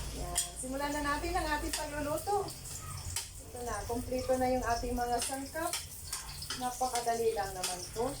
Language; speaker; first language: Filipino; native; Filipino